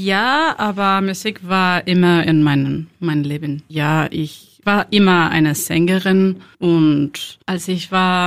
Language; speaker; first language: German; non-native, learner; Spanish